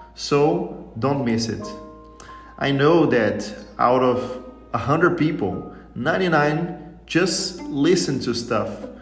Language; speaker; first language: English; non-native, fluent; Portuguese